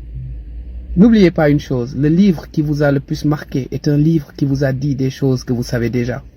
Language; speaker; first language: French; non-native, local second language; Wolof